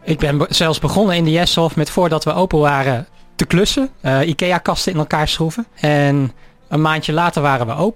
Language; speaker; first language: Dutch; native; Dutch